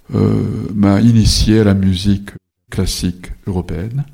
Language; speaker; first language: French; non-native, fluent; Japanese